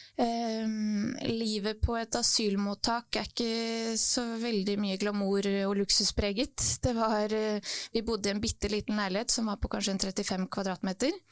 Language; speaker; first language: Norwegian; early bilingual, other home language; Bosnian